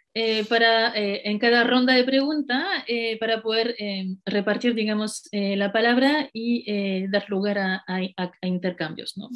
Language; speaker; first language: Spanish; non-native, fluent; French